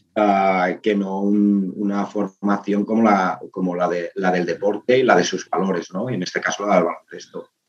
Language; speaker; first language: Spanish; native; Spanish